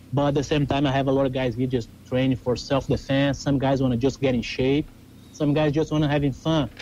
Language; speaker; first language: English; non-native, learner; Portuguese